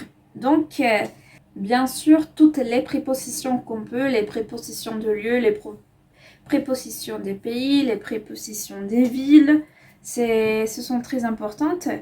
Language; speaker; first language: French; non-native, fluent; Spanish